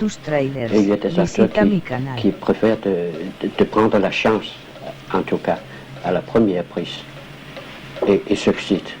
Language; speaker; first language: French; non-native, fluent; Danish